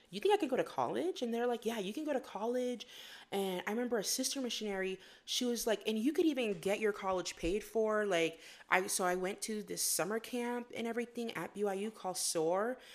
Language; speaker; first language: English; native; English